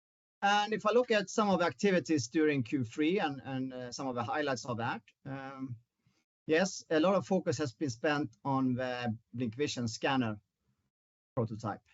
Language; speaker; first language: English; non-native, fluent; Swedish